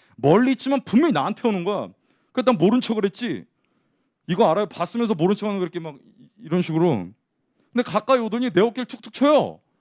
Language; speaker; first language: Korean; native; Korean